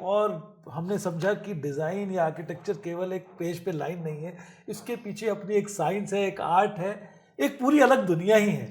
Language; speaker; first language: Hindi; native; Hindi